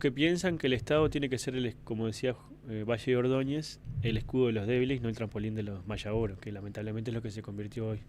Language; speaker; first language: Spanish; native; Spanish